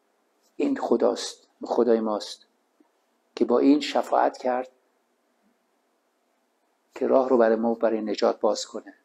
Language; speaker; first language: Persian; native; Persian